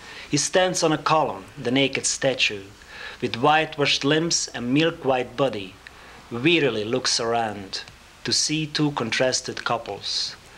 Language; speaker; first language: English; non-native, fluent; Hungarian